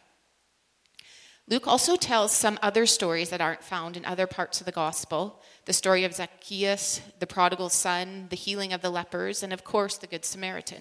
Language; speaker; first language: English; native; English